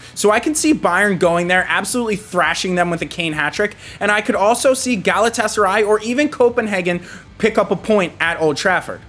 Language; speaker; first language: English; native; English